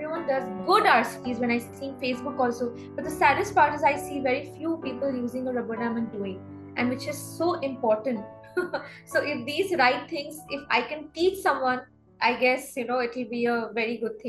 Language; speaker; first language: English; non-native, local second language; Assamese